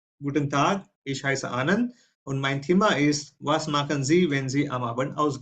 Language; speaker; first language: German; non-native, fluent; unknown